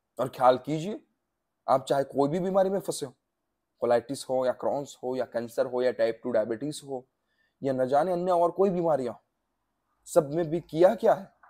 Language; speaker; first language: Hindi; non-native, local second language; Gujarati